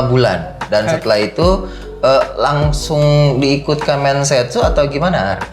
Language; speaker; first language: Indonesian; native; Indonesian